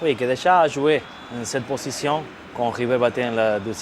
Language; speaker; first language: French; non-native, fluent; Spanish